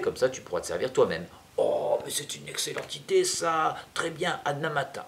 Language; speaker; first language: French; native; French